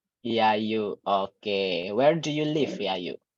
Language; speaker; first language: English; non-native, fluent; Indonesian